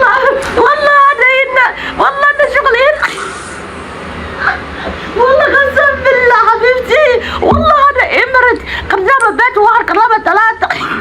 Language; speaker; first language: Arabic; non-native, learner; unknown